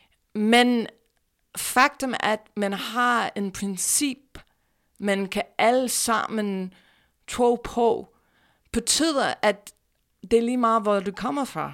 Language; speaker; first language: Danish; non-native, fluent; English